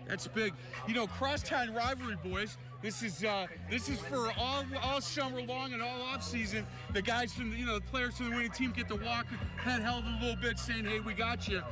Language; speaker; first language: English; native; English